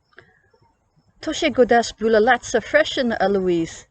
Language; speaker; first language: Irish; non-native, learner; English